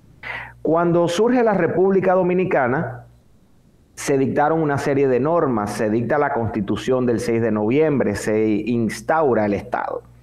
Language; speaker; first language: Spanish; native; Spanish